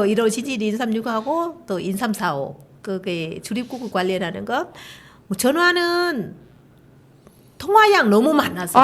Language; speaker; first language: Korean; non-native, learner; Vietnamese